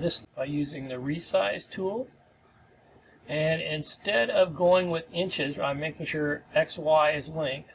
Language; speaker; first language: English; native; English